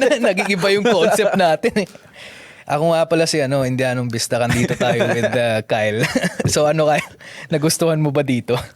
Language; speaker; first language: Filipino; non-native, local second language; Punjabi